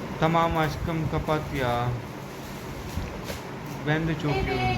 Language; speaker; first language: Turkish; non-native, learner; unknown